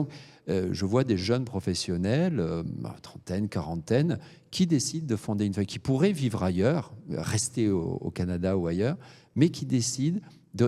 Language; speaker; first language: French; native; French